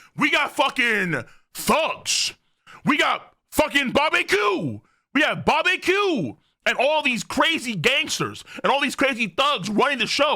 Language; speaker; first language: English; native; English